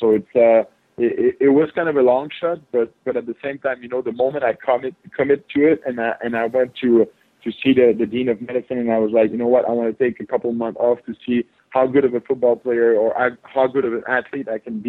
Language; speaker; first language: English; non-native, fluent; French